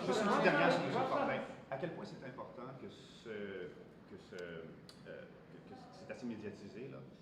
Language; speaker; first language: French; native; French